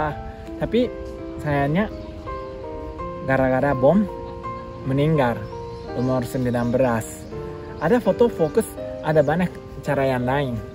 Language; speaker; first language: Indonesian; non-native, learner; Japanese